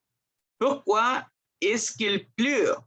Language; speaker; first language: French; non-native, fluent; Spanish